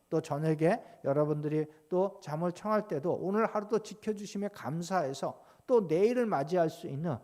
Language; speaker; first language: Korean; native; Korean